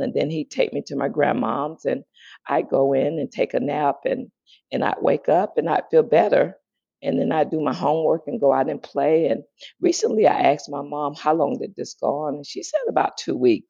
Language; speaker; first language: English; native; English